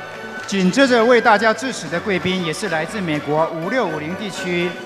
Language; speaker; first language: Chinese; native; Chinese